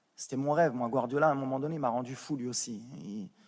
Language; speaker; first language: French; native; French